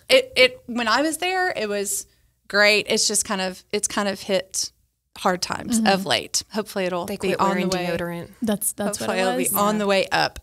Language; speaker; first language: English; native; English